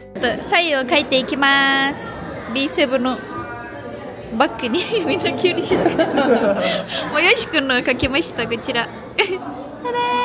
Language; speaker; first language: Japanese; native; Japanese